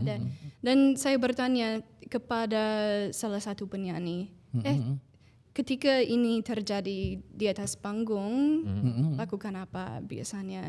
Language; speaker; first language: Indonesian; non-native, fluent; English